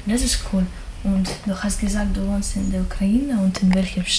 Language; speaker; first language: German; non-native, learner; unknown